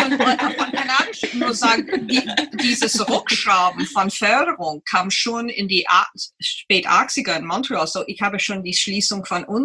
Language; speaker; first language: German; non-native, fluent; English